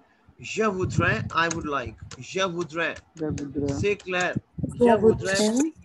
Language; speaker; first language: French; non-native, learner; Hindi